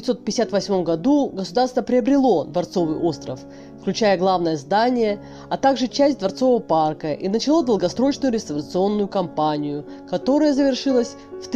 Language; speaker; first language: Russian; native; Russian